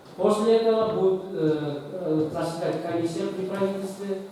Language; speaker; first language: Russian; non-native, local second language; Kazakh